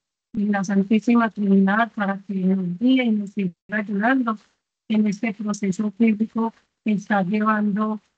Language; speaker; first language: Spanish; native; Spanish